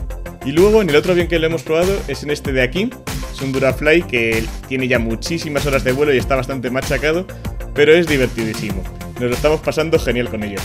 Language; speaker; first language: Spanish; native; Spanish